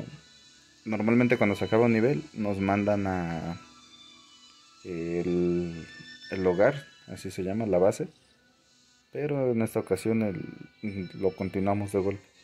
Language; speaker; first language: Spanish; native; Spanish